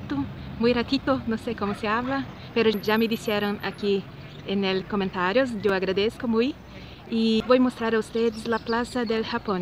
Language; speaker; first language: Spanish; non-native, learner; Portuguese